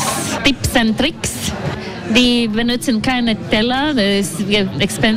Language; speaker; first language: German; non-native, fluent; Latvian